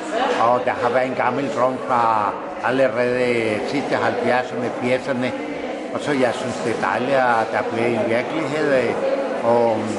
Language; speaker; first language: Danish; non-native, fluent; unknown